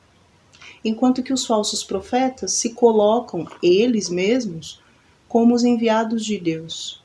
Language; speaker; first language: Portuguese; native; Portuguese